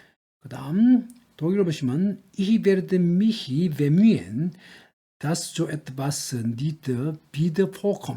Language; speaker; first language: German; non-native, learner; Korean